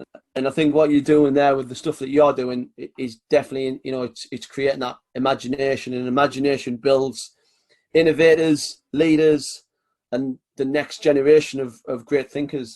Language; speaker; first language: English; native; English